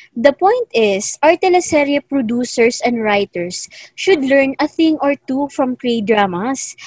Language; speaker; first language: English; non-native, local second language; Cebuano